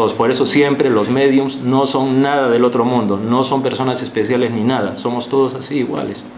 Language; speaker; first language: Spanish; native; Spanish